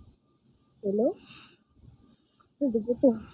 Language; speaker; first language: English; non-native, local second language; Malay